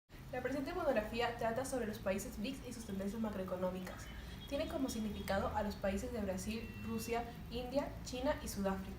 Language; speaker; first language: Spanish; native; Spanish